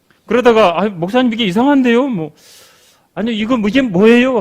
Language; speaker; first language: Korean; native; Korean